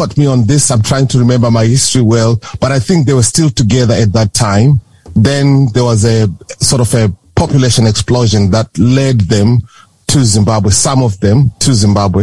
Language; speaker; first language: English; non-native, local second language; Shona